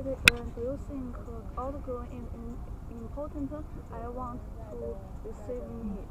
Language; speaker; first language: English; non-native, learner; Chinese